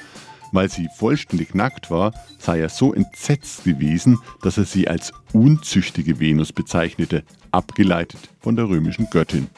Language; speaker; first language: German; native; German